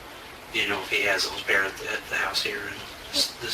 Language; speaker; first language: English; native; English